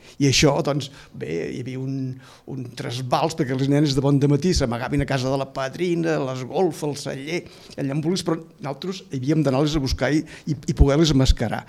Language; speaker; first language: Catalan; native; Catalan